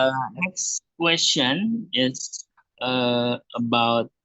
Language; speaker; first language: English; non-native, fluent; Indonesian